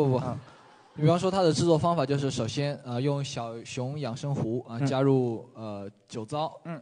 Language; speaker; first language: Chinese; native; Chinese